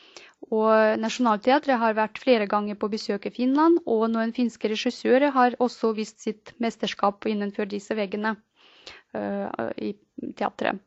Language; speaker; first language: Norwegian; non-native, fluent; Russian